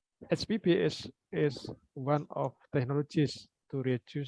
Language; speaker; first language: English; non-native, fluent; Indonesian